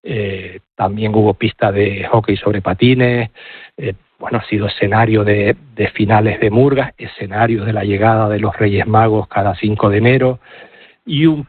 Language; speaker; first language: Spanish; native; Spanish